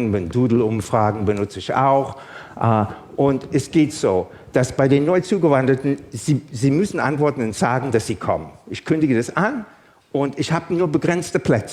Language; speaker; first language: German; non-native, fluent; English